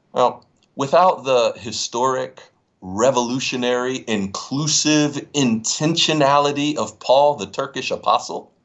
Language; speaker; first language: English; native; English